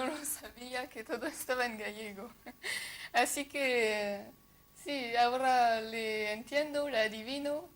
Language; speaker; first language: Spanish; non-native, fluent; French